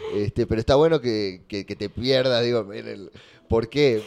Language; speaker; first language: Spanish; native; Spanish